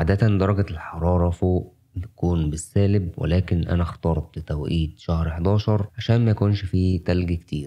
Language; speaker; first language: Arabic; native; Arabic